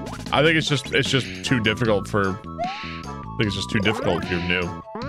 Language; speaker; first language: English; native; English